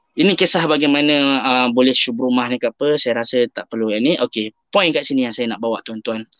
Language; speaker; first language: Malay; native; Malay